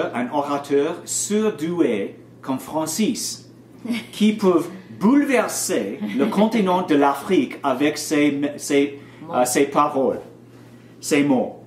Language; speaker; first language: French; non-native, learner; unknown